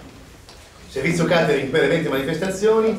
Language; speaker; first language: Italian; native; Italian